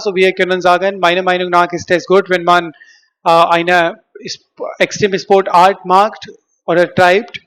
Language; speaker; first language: German; non-native, learner; Hindi